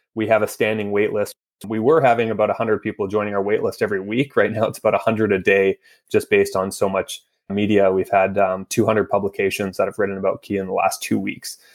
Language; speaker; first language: English; native; English